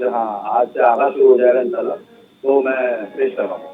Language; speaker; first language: Hindi; native; Hindi